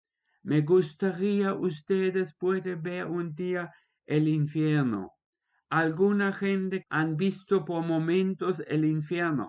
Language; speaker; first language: Spanish; non-native, fluent; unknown